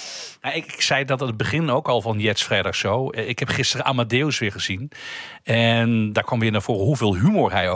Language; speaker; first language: Dutch; native; Dutch